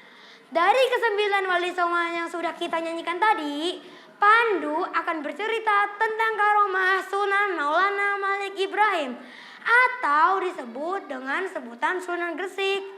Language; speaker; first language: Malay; non-native, local second language; Javanese